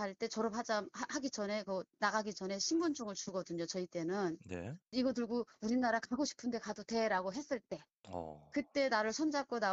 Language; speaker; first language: Korean; native; Korean